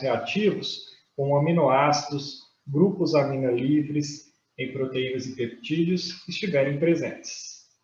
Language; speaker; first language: Portuguese; native; Portuguese